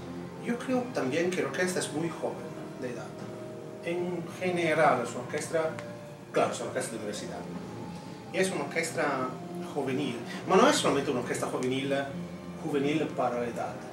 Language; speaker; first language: Spanish; non-native, fluent; Italian